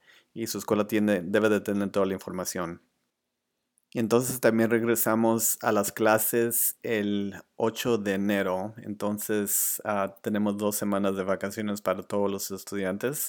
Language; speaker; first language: Spanish; early bilingual, other home language; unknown